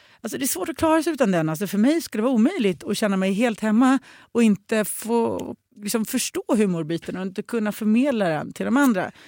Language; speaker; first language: Swedish; early bilingual, other home language; Russian